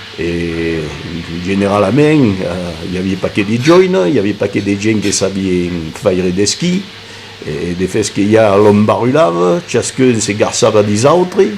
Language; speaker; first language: Occitan; native; Occitan